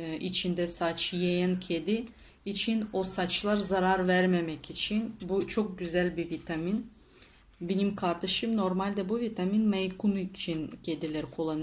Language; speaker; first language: Turkish; non-native, learner; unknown